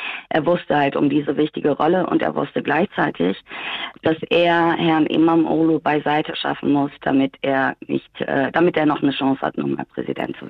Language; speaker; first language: German; early bilingual, other home language; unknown